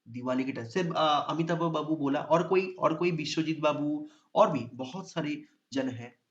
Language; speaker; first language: Hindi; non-native, local second language; Bangla